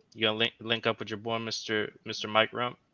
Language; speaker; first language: English; native; English